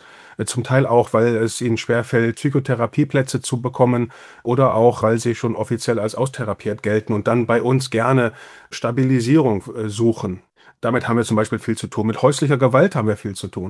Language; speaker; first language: German; native; German